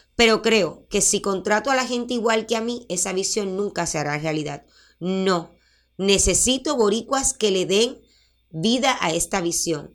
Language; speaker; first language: Spanish; native; Spanish